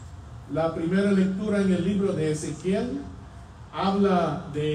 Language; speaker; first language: Spanish; non-native, fluent; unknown